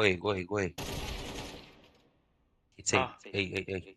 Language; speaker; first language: English; non-native, learner; Romanian